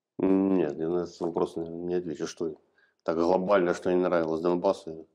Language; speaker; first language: Russian; native; Russian